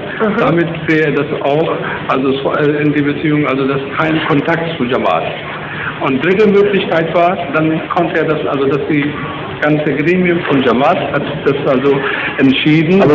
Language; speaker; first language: German; non-native, learner; Urdu